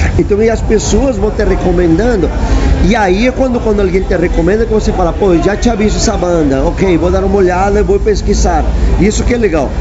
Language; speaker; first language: Portuguese; non-native, fluent; Spanish